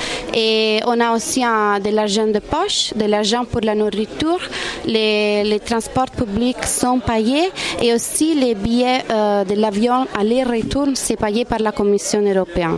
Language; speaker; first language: French; non-native, fluent; Italian